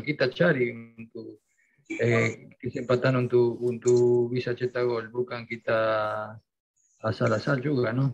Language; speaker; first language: Indonesian; non-native, fluent; Spanish